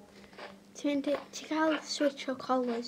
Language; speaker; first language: Welsh; native; Welsh